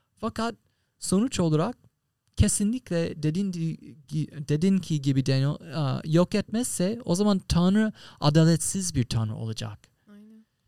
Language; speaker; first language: Turkish; non-native, fluent; English